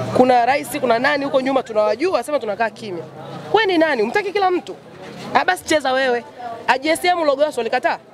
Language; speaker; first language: Swahili; native; Swahili